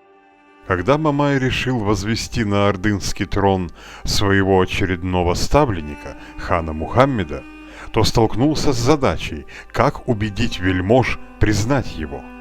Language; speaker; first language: Russian; native; Russian